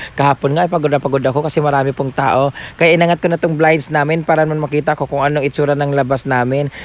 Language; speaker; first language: Filipino; non-native, local second language; Cebuano